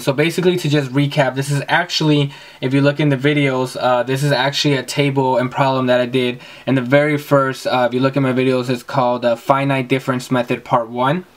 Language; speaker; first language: English; native; English